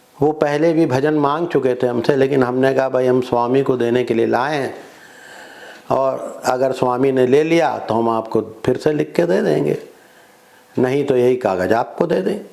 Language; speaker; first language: Hindi; native; Hindi